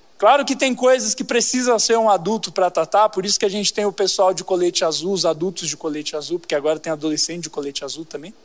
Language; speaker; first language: Portuguese; native; Portuguese